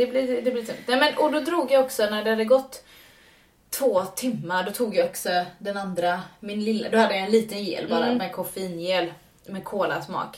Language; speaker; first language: Swedish; native; Swedish